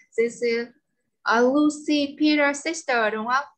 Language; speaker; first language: English; non-native, fluent; Vietnamese